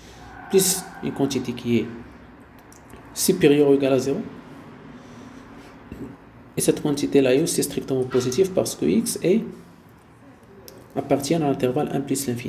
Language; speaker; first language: French; non-native, local second language; Arabic